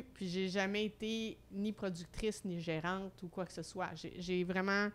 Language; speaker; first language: French; native; French